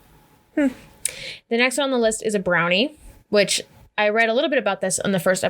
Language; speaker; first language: English; native; English